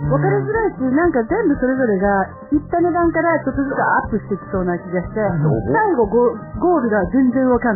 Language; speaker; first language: Japanese; native; Japanese